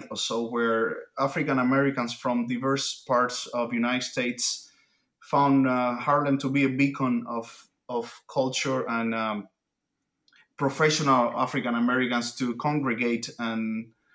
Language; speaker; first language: English; non-native, fluent; Spanish